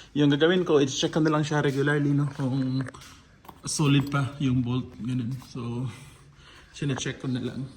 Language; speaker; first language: Filipino; non-native, local second language; Cebuano